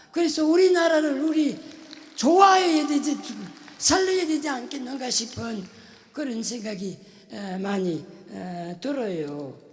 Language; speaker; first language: Korean; non-native, fluent; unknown